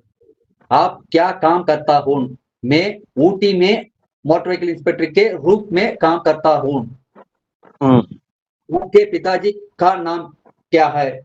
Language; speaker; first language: Hindi; non-native, learner; Tamil